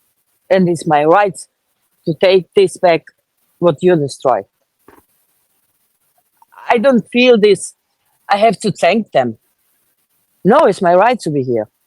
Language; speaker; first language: English; non-native, fluent; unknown